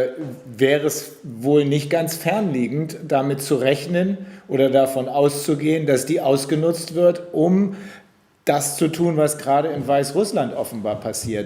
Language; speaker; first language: German; native; German